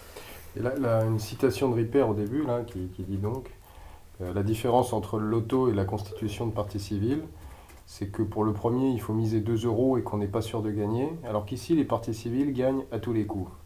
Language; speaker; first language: French; native; French